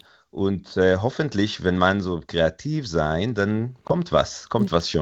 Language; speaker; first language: German; non-native, fluent; Hebrew